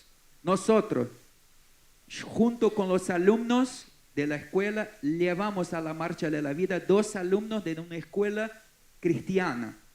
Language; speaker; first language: Spanish; non-native, fluent; Portuguese